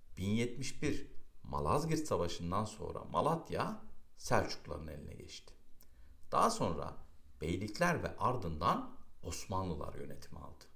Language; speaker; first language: Turkish; native; Turkish